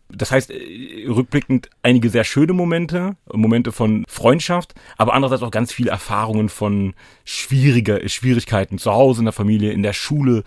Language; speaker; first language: German; native; German